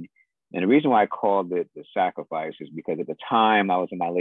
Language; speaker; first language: English; native; English